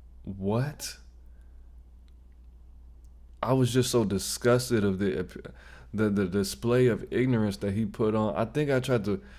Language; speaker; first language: English; native; English